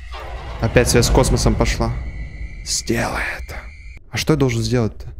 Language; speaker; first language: Russian; native; Russian